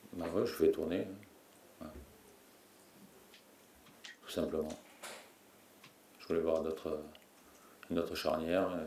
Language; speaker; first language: French; native; French